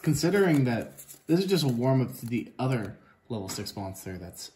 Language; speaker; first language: English; native; English